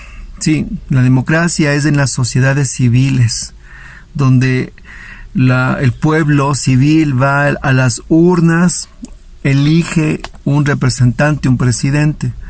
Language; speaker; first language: Spanish; native; Spanish